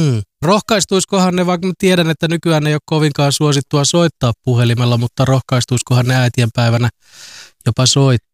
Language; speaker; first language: Finnish; native; Finnish